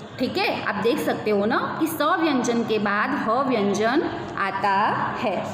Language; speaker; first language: Hindi; non-native, local second language; Gujarati